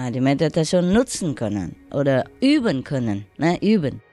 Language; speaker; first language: German; non-native, learner; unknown